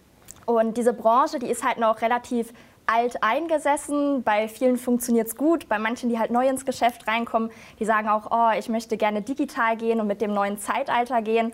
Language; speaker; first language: German; native; German